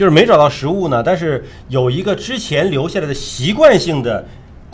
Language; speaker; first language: Chinese; native; Chinese